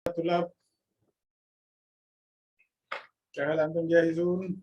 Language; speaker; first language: Arabic; non-native, fluent; Indonesian